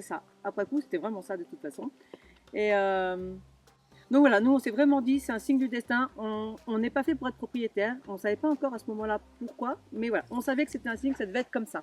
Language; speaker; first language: French; native; French